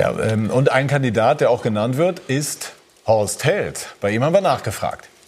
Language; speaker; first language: German; native; German